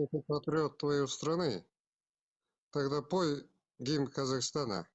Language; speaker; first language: Russian; non-native, local second language; Kazakh